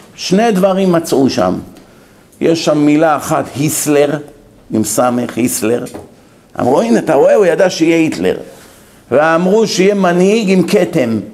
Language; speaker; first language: Hebrew; native; Hebrew